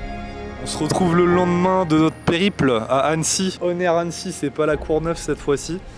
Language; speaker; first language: French; native; French